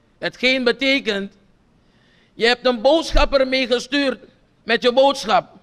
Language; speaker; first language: Dutch; non-native, local second language; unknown